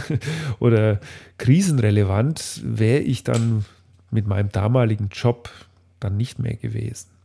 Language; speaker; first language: German; native; German